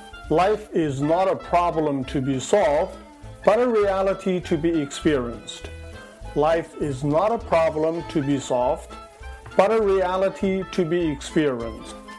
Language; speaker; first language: English; non-native, fluent; Chinese